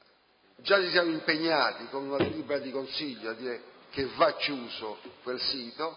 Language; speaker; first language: Italian; native; Italian